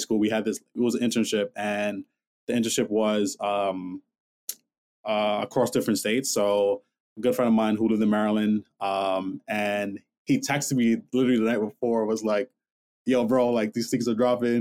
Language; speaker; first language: English; native; English